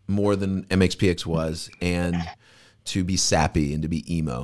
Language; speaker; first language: English; native; English